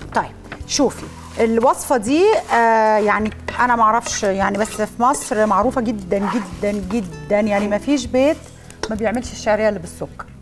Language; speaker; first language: Arabic; native; Arabic